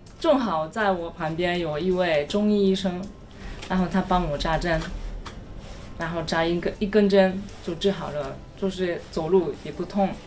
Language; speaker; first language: Chinese; non-native, fluent; Japanese